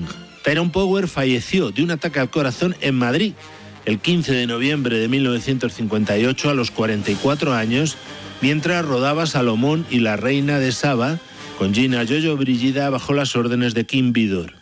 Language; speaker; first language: Spanish; native; Spanish